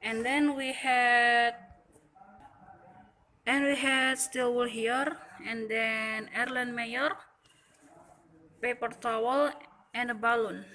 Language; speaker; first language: English; non-native, learner; Indonesian